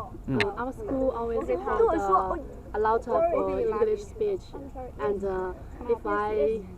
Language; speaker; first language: English; non-native, learner; Chinese